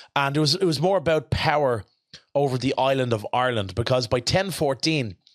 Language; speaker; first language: English; native; English